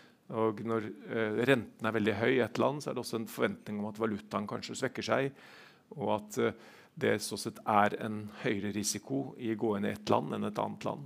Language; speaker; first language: Norwegian; native; Norwegian